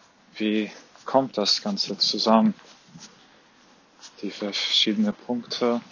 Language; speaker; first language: German; non-native, fluent; Arabic